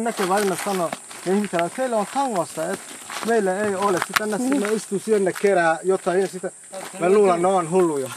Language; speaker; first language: Finnish; non-native, learner; Somali